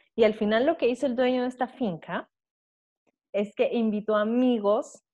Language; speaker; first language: Spanish; native; Spanish